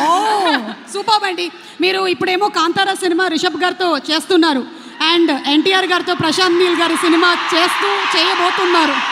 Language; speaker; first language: Telugu; native; Telugu